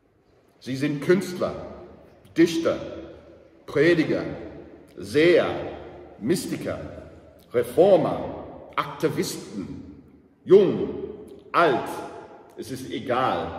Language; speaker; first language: German; non-native, learner; English